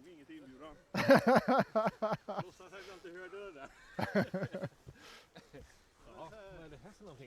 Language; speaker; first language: Swedish; native; Swedish